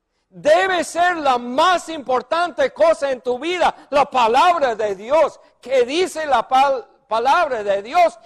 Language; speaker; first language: Spanish; non-native, fluent; English